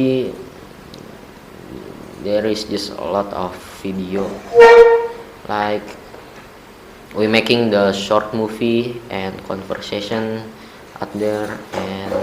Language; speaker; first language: English; non-native, learner; Indonesian